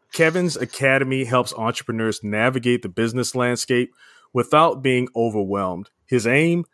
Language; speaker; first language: English; native; English